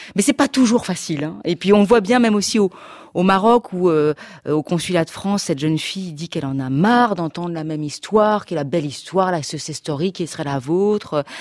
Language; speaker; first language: French; native; French